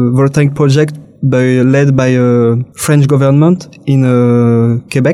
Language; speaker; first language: English; non-native, fluent; French